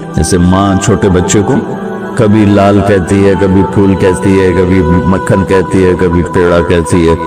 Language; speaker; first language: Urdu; non-native, local second language; Saraiki